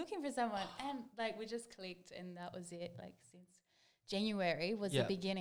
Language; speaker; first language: English; non-native, fluent; Greek